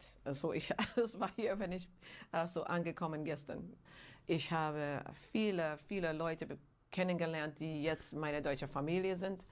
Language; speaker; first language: German; non-native, learner; English